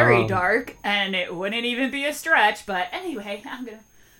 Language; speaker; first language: English; native; English